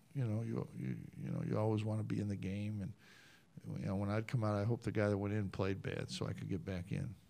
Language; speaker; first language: English; native; English